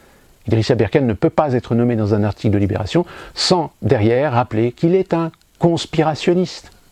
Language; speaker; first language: French; native; French